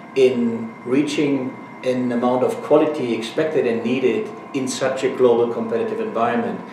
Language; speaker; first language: English; non-native, fluent; German